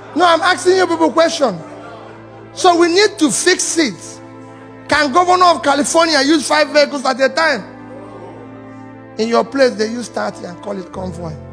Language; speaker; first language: English; non-native, local second language; Igbo